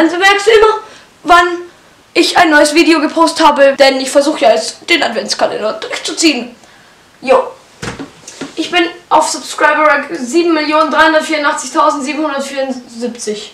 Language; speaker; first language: German; native; German